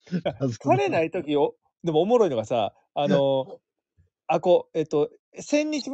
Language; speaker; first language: Japanese; native; Japanese